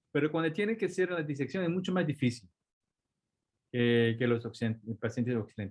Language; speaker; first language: Spanish; non-native, fluent; Korean